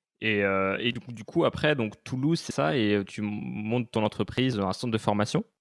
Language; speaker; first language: French; native; French